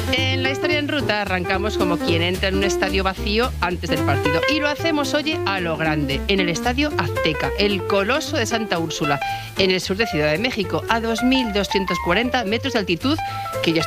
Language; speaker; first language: Spanish; native; Spanish